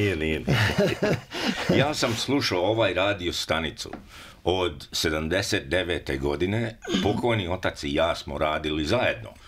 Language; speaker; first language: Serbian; early bilingual, heritage; English